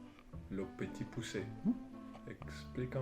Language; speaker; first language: French; non-native, fluent; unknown